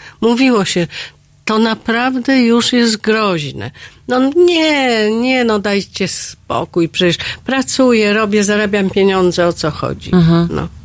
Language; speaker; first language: Polish; native; Polish